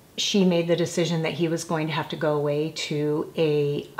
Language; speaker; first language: English; native; English